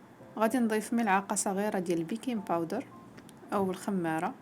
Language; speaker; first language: Arabic; native; Arabic